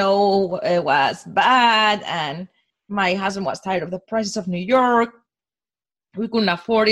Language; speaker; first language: English; non-native, fluent; Spanish